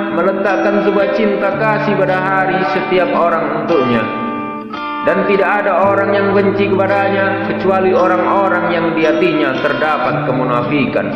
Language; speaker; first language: Indonesian; native; Indonesian